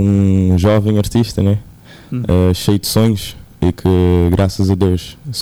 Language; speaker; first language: Portuguese; non-native, local second language; Kabuverdianu